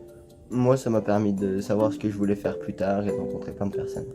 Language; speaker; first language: French; native; French